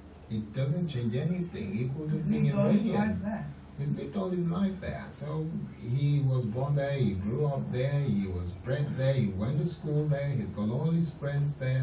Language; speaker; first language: English; non-native, local second language; Yoruba